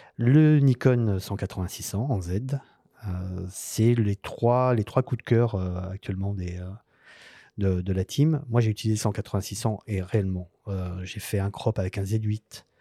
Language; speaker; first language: French; native; French